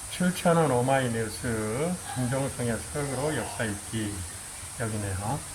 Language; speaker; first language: Korean; native; Korean